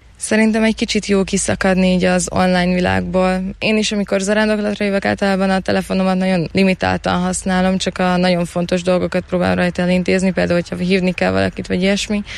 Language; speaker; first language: Hungarian; early bilingual, heritage; Hungarian